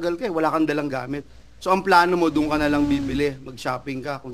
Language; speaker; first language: Filipino; native; Filipino